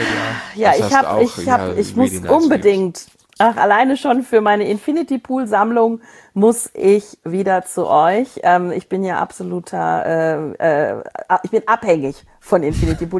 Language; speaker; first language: German; native; German